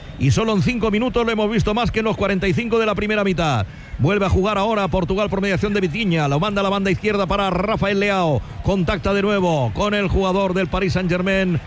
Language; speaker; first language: Spanish; native; Spanish